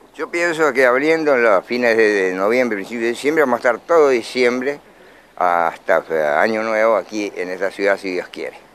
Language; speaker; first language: Spanish; native; Spanish